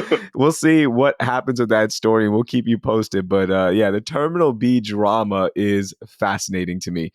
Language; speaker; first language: English; native; English